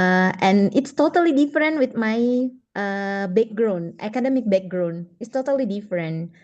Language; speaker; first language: English; non-native, learner; Indonesian